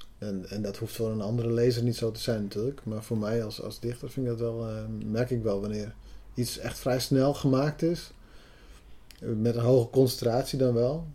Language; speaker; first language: Dutch; non-native, local second language; Western Frisian